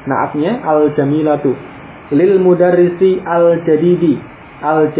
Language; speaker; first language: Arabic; non-native, fluent; Indonesian